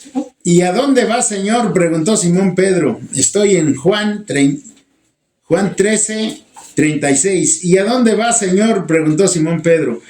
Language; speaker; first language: Spanish; native; Spanish